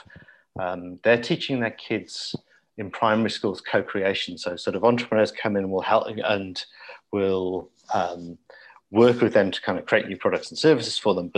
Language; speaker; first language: English; native; English